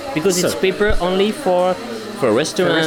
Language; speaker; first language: English; non-native, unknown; French